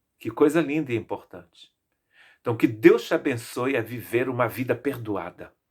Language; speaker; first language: Portuguese; native; Portuguese